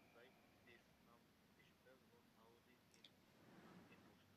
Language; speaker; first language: German; non-native, learner; Macedonian